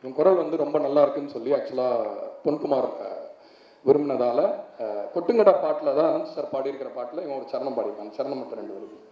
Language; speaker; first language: Tamil; native; Tamil